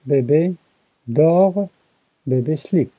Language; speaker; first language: French; non-native, learner; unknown